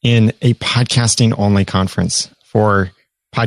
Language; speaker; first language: English; native; English